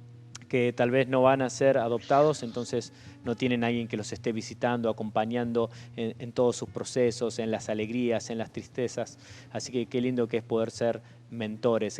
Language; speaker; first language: Spanish; native; Spanish